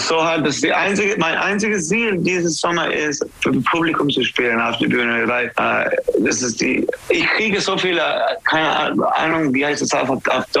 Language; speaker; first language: German; non-native, fluent; English